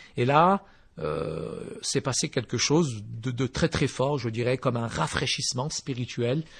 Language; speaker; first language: French; early bilingual, other home language; Berber languages